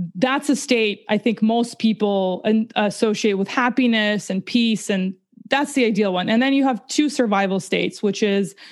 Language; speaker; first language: English; early bilingual, other home language; Russian